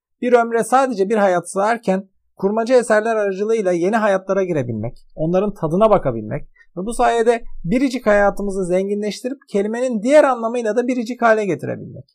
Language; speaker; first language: Turkish; native; Turkish